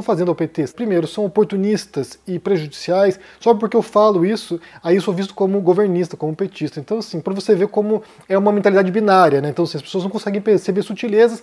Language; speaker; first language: Portuguese; native; Portuguese